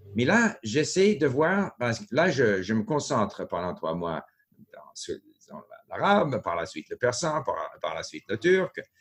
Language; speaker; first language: French; non-native, local second language; English